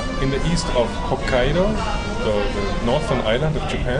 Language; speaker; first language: English; non-native, fluent; German